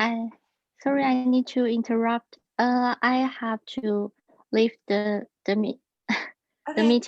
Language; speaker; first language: English; non-native, learner; Chinese